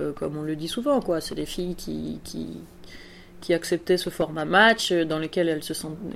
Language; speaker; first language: French; native; French